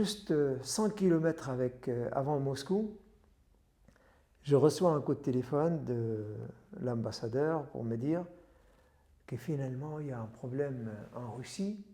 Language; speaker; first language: French; non-native, fluent; Arabic